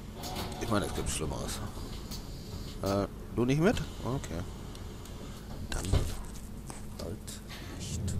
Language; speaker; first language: German; native; German